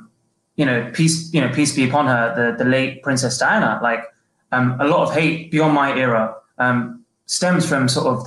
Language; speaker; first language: English; native; English